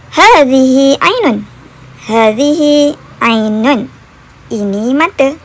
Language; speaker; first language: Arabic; non-native, fluent; Malay